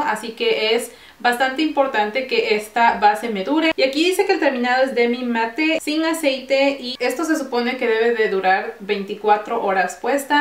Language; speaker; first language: Spanish; early bilingual, heritage; Spanish